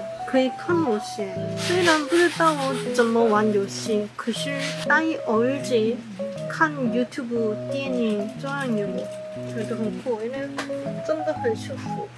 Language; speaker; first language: Chinese; non-native, learner; Korean